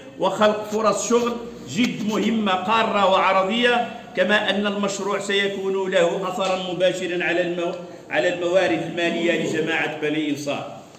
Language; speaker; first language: Arabic; non-native, local second language; Riffian